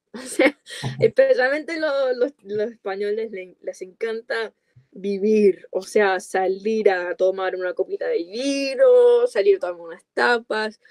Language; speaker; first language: Spanish; non-native, fluent; English